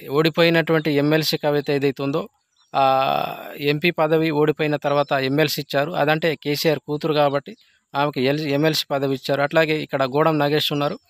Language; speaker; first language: Telugu; non-native, local second language; Gondi